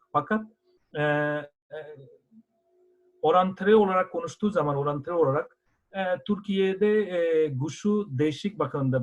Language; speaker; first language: Turkish; non-native, fluent; Bangla